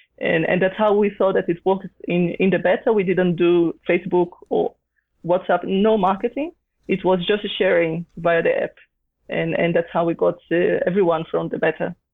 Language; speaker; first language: English; non-native, fluent; Portuguese